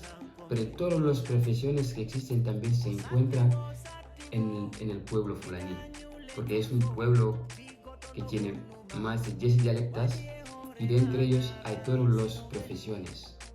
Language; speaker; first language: Spanish; non-native, fluent; Fula